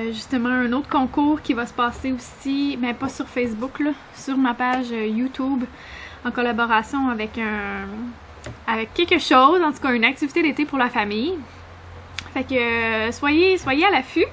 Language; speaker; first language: French; native; French